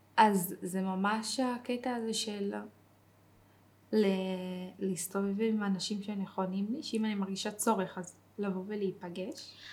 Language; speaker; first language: Hebrew; native; Hebrew